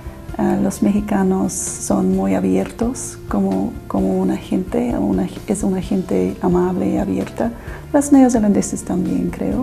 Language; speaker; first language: Spanish; non-native, fluent; English